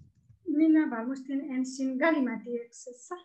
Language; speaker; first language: Finnish; non-native, learner; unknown